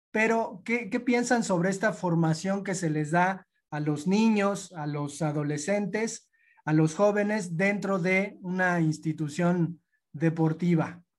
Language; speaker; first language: Spanish; native; Spanish